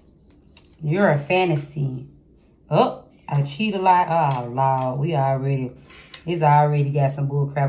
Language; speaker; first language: English; native; English